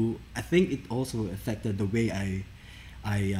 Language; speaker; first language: English; non-native, local second language; Filipino